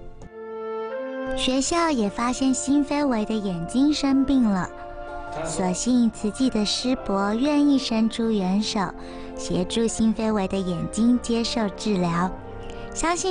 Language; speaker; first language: Chinese; native; Chinese